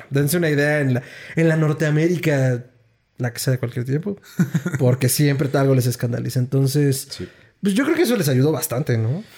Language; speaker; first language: Spanish; native; Spanish